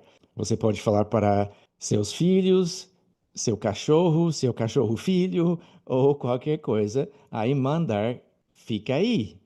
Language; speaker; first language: Portuguese; non-native, fluent; English